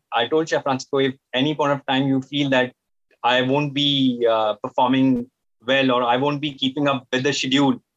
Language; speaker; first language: English; non-native, local second language; Hindi